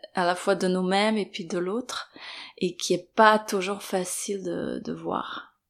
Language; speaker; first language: French; non-native, fluent; Serbian